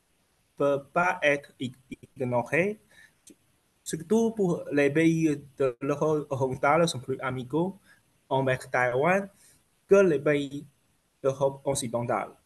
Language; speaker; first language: French; non-native, fluent; Chinese